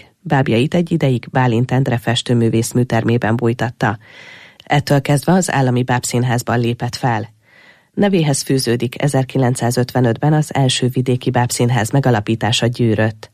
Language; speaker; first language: Hungarian; native; Hungarian